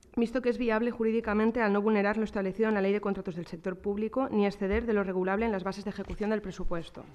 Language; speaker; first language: Spanish; non-native, local second language; Catalan